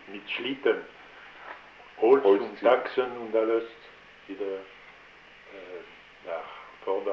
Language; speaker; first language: German; non-native, learner; French